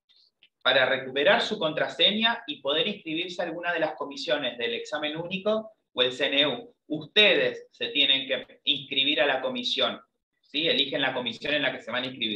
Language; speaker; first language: Spanish; native; Spanish